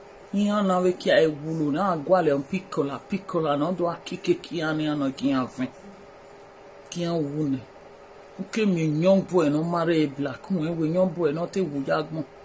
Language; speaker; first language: Italian; non-native, learner; Bini